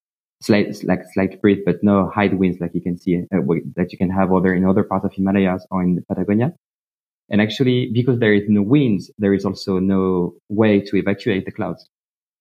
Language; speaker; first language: English; non-native, fluent; French